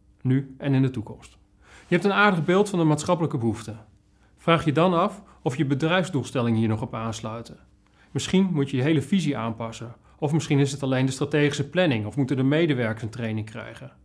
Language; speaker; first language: Dutch; native; Dutch